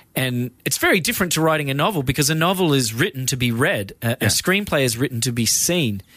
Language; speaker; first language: English; native; English